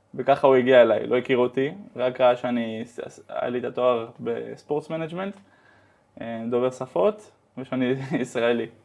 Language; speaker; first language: Hebrew; early bilingual, heritage; Hebrew